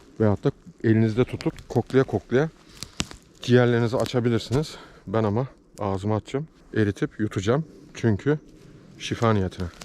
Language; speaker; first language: Turkish; early bilingual, heritage; Turkish